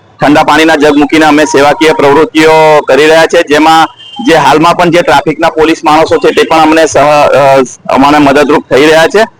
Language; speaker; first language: Gujarati; native; Gujarati